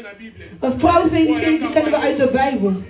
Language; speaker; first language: Dutch; non-native, learner; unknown